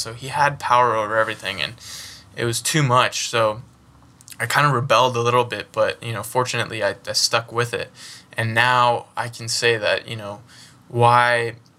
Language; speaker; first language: English; native; English